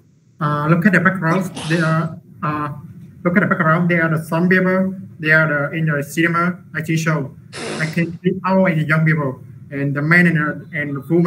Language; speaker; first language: English; non-native, learner; Vietnamese